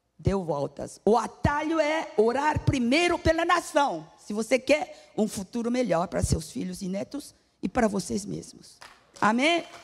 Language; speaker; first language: Portuguese; non-native, fluent; Korean